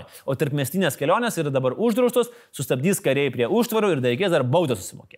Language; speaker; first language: Lithuanian; native; Lithuanian